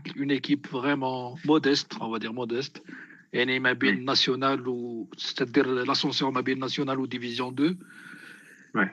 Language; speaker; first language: French; non-native, local second language; Arabic